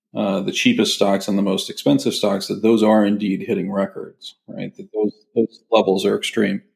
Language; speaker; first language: English; native; English